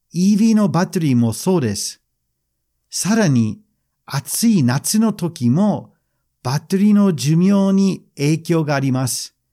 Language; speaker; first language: Japanese; non-native, fluent; English